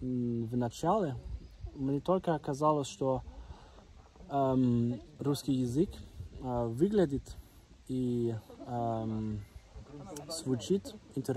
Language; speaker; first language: Russian; non-native, learner; German